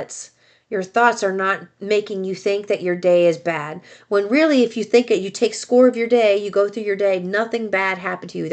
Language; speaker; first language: English; native; English